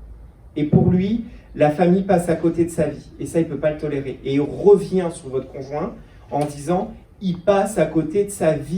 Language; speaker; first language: French; native; French